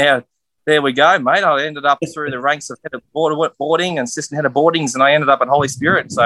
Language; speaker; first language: English; native; English